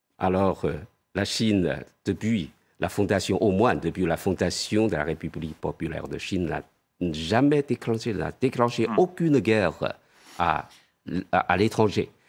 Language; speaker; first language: French; non-native, fluent; Chinese